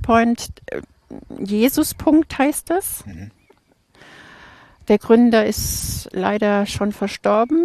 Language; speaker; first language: German; native; German